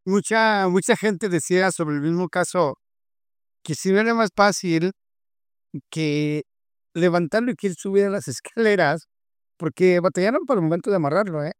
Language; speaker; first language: Spanish; native; Spanish